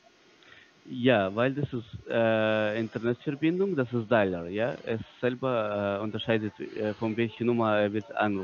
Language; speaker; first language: German; non-native, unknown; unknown